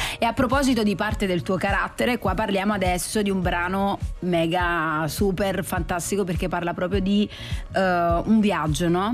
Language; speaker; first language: Italian; native; Italian